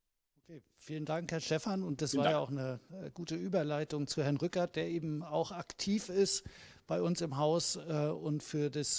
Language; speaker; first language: German; native; German